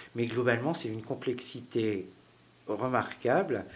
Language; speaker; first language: French; native; French